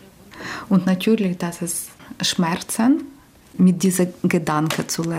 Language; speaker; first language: German; non-native, learner; Ukrainian